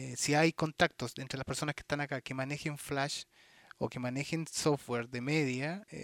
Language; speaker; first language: Spanish; native; Spanish